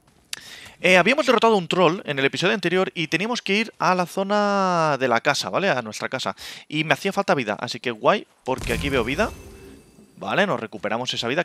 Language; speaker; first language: Spanish; native; Spanish